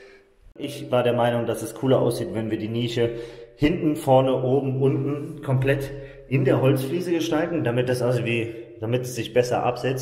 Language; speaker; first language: German; native; German